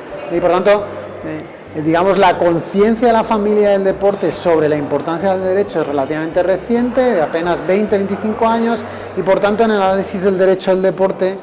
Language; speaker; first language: Spanish; native; Spanish